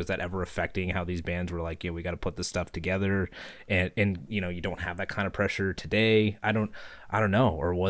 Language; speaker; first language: English; native; English